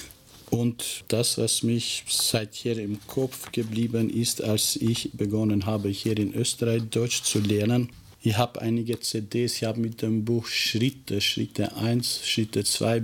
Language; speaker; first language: German; non-native, fluent; Albanian